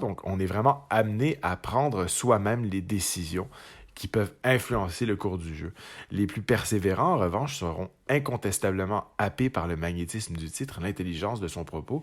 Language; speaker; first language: French; native; French